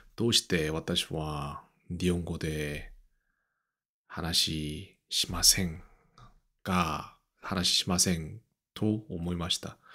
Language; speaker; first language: Japanese; non-native, learner; Korean